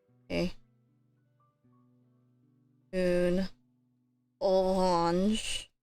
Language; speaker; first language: French; non-native, learner; English